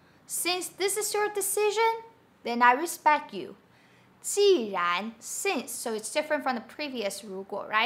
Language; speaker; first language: English; non-native, fluent; Chinese